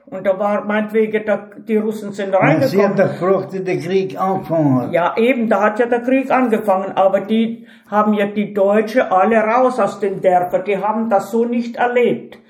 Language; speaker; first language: German; early bilingual, heritage; Ukrainian